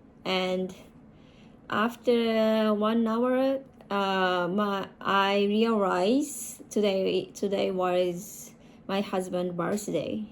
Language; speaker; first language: English; non-native, learner; Japanese